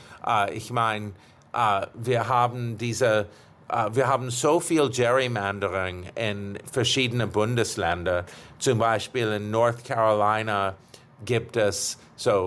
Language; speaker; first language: German; non-native, fluent; English